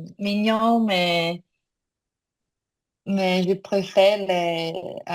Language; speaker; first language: French; non-native, learner; Korean